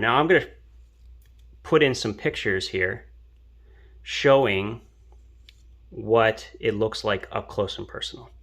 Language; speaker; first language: English; native; English